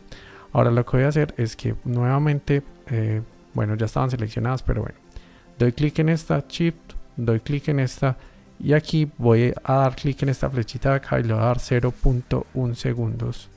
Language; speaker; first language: Spanish; native; Spanish